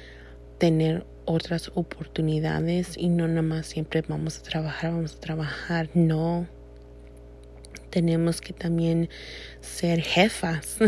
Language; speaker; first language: Spanish; early bilingual, heritage; Spanish